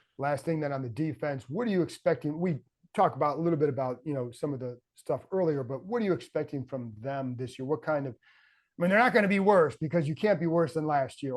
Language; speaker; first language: English; native; English